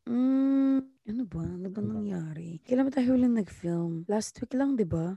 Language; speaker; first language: Filipino; native; Filipino